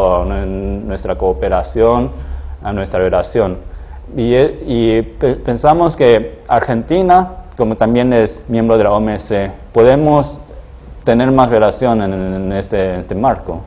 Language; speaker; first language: Spanish; non-native, fluent; Chinese